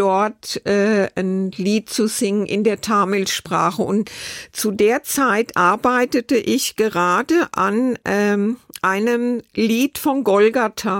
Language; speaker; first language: German; native; German